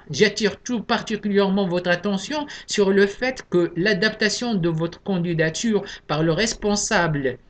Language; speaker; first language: French; non-native, local second language; Arabic